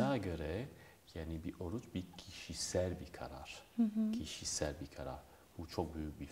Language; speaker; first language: Turkish; non-native, fluent; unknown